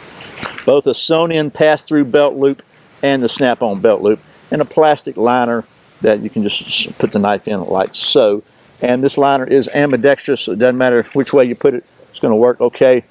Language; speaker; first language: English; native; English